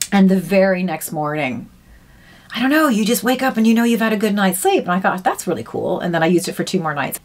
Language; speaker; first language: English; native; English